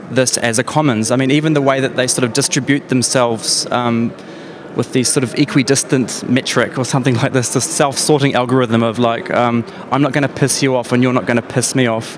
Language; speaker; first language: English; native; English